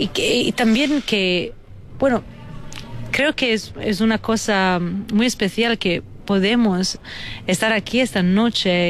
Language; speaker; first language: Spanish; non-native, fluent; Italian